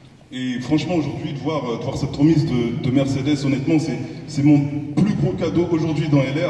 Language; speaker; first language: French; native; French